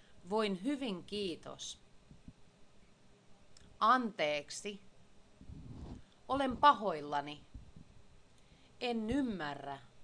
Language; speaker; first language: Finnish; native; Finnish